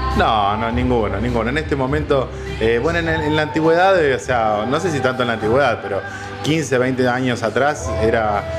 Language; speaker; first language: Spanish; native; Spanish